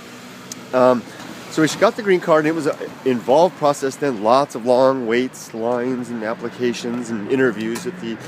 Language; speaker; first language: English; native; English